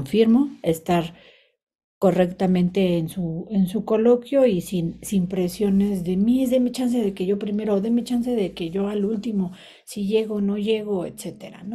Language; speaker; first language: Spanish; native; Spanish